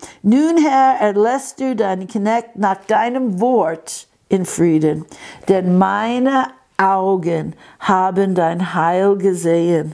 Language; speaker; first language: German; non-native, fluent; English